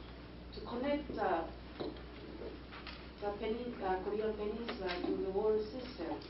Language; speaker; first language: English; non-native, fluent; Japanese